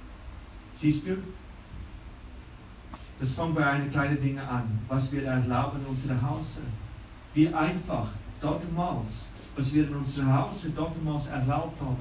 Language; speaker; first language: German; non-native, fluent; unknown